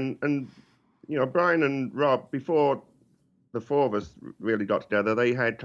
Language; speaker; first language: English; native; English